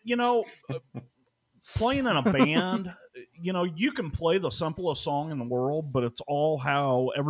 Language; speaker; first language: English; native; English